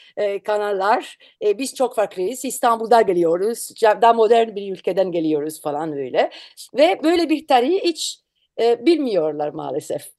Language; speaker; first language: Turkish; non-native, learner; Italian